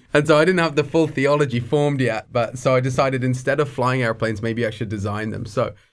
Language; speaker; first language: English; native; English